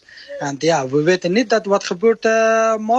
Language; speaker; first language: Dutch; non-native, learner; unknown